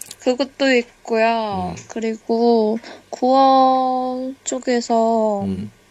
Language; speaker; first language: Korean; non-native, learner; Chinese